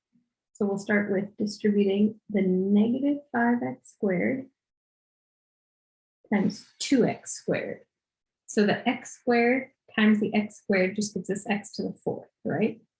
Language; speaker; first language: English; native; English